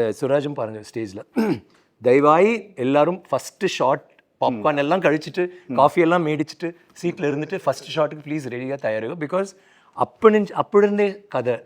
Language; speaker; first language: Tamil; non-native, learner; Malayalam